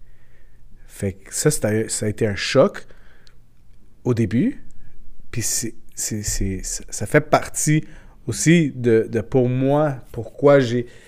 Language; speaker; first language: French; early bilingual, other home language; Portuguese